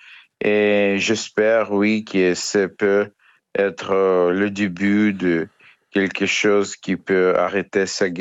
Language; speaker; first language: French; non-native, learner; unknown